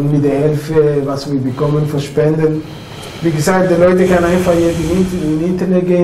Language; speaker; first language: German; non-native, fluent; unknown